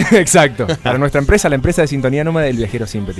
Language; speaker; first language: Spanish; native; Spanish